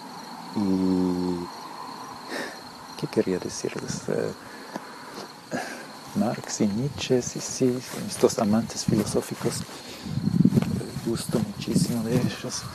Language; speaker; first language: Spanish; early bilingual, heritage; Spanish